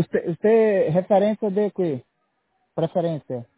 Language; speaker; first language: Spanish; non-native, learner; Portuguese